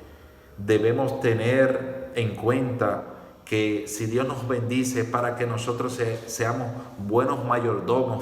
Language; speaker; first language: Spanish; native; Spanish